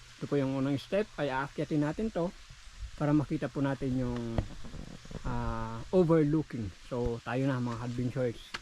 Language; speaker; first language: Filipino; non-native, local second language; Hiligaynon